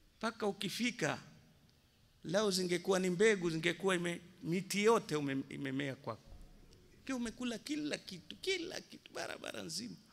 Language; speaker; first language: Swahili; native; Swahili